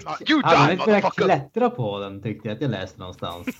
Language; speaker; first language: Swedish; native; Swedish